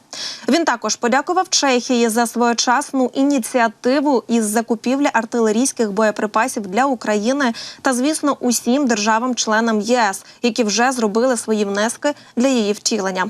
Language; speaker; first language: Ukrainian; native; Ukrainian